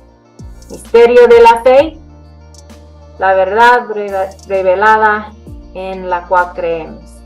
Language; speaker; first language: Spanish; non-native, fluent; English